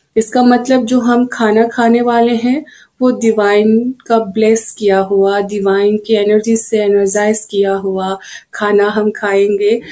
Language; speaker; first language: Hindi; non-native, local second language; Manipuri